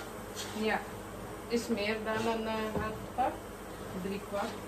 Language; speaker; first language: Dutch; native; Dutch